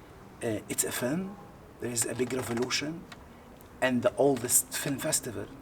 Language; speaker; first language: English; non-native, learner; Arabic